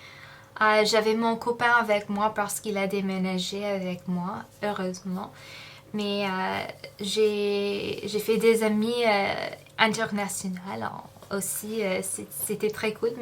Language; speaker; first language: French; non-native, fluent; English